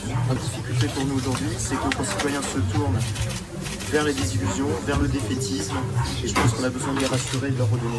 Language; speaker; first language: French; native; French